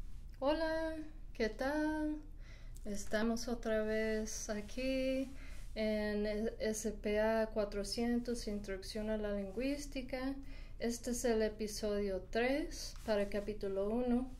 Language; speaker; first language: Spanish; non-native, fluent; English